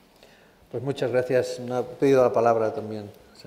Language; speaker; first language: Spanish; native; Spanish